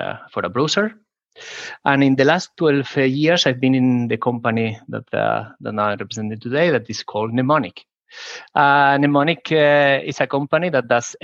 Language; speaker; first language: English; non-native, fluent; Spanish